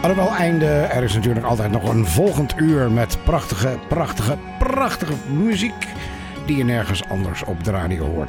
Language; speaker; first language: Dutch; native; Dutch